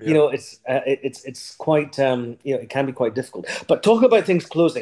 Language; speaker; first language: English; native; English